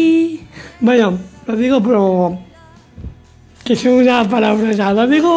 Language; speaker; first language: Spanish; native; Spanish